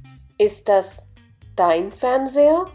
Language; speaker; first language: German; non-native, fluent; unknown